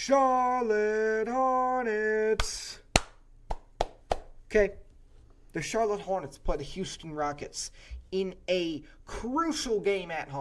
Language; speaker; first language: English; native; English